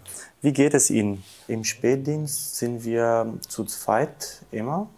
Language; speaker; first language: German; non-native, fluent; Albanian